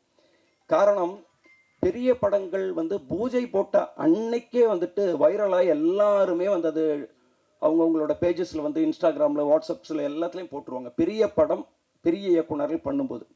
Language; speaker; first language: Tamil; native; Tamil